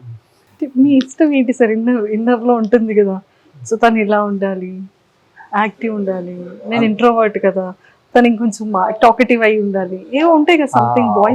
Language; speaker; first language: Telugu; native; Telugu